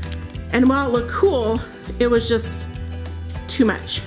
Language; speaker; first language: English; native; English